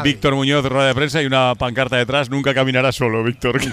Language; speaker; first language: Spanish; native; Spanish